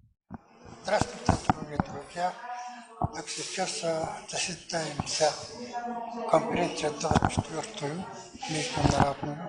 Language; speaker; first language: Russian; non-native, learner; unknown